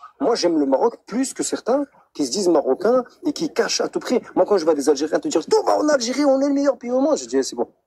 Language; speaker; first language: French; non-native, local second language; Arabic